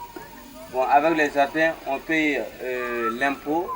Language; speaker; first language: French; non-native, learner; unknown